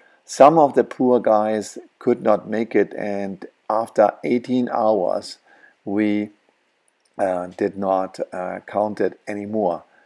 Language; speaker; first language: English; non-native, fluent; German